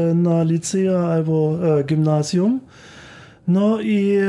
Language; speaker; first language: Polish; non-native, fluent; German